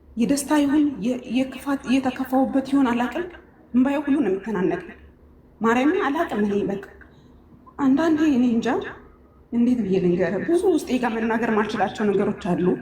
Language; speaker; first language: Amharic; native; Amharic